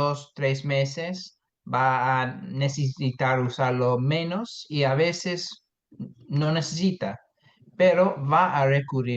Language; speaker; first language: Spanish; non-native, fluent; English